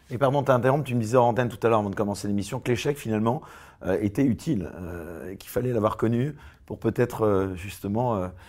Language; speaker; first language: French; native; French